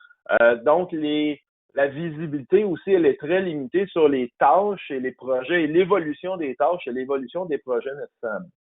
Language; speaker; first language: French; native; French